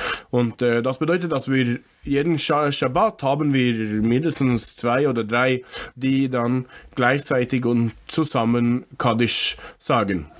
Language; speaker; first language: German; non-native, fluent; English